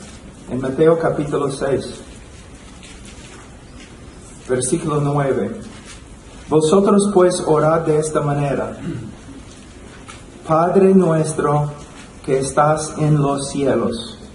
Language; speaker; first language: Spanish; non-native, fluent; English